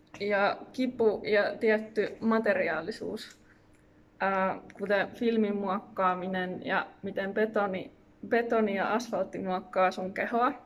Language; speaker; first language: Finnish; native; Finnish